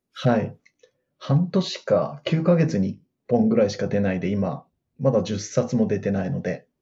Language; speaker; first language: Japanese; native; Japanese